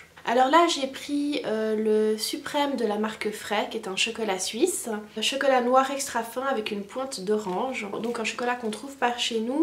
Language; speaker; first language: French; native; French